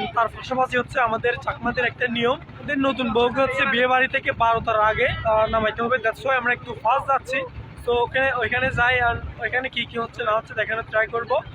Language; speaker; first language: Bangla; non-native, local second language; Chakma